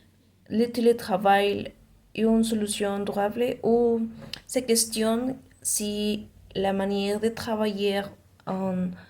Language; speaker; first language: French; non-native, learner; Spanish